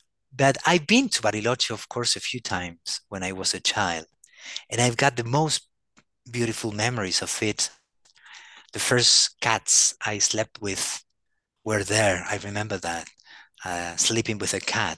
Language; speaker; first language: English; non-native, fluent; Spanish